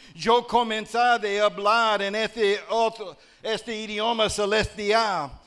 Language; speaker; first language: Spanish; non-native, learner; English